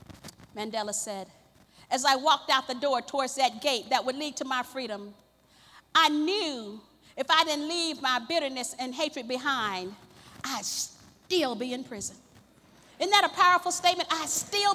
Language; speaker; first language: English; native; English